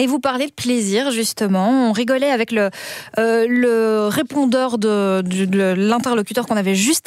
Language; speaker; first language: French; native; French